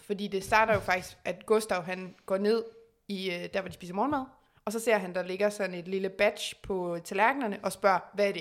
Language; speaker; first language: Danish; native; Danish